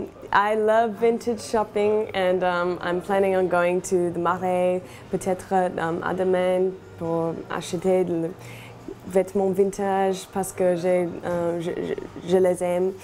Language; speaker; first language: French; non-native, learner; English